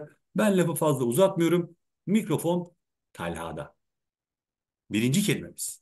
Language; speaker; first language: Turkish; native; Turkish